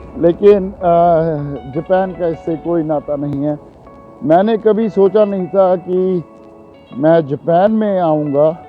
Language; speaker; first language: Hindi; non-native, local second language; Punjabi